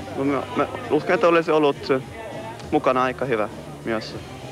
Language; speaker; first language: Finnish; non-native, local second language; Swedish